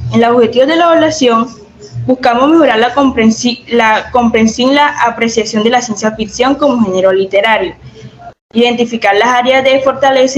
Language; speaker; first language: Spanish; native; Spanish